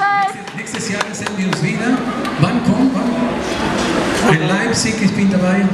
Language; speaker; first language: German; non-native, fluent; Spanish